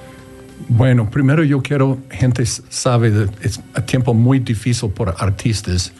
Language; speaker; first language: Spanish; non-native, learner; English